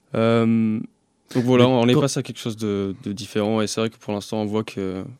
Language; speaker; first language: French; early bilingual, other home language; English